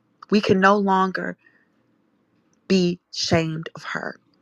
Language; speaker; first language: English; native; English